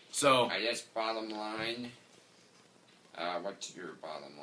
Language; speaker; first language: English; native; English